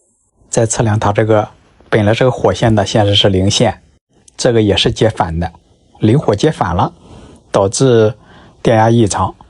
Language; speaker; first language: Chinese; native; Chinese